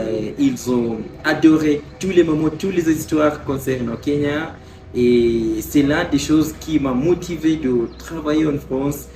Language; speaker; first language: French; non-native, fluent; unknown